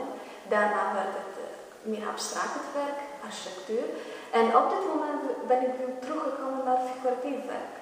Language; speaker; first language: Dutch; non-native, fluent; Polish